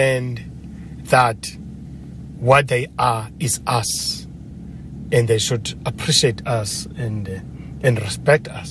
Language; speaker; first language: English; non-native, local second language; Xhosa